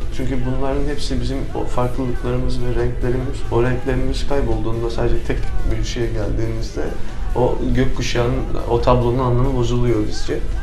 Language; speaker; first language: Turkish; non-native, local second language; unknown